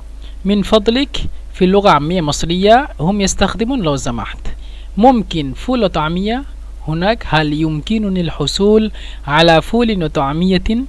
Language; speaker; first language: Arabic; non-native, fluent; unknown